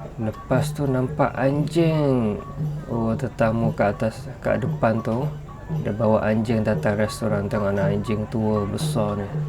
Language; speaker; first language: Malay; non-native, fluent; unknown